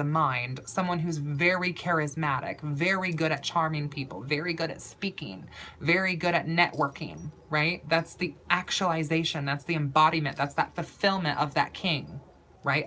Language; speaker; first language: English; native; English